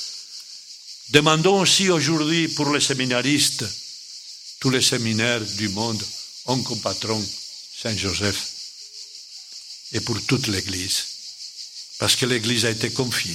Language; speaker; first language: French; non-native, fluent; Spanish